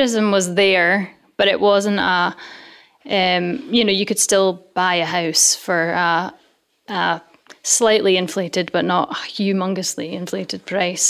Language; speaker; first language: English; native; English